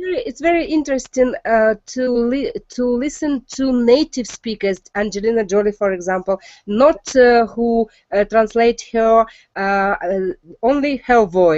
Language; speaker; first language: English; non-native, learner; Russian